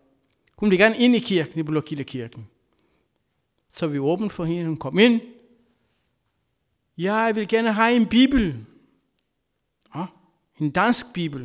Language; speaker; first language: Danish; non-native, fluent; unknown